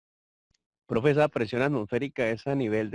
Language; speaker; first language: Spanish; native; Spanish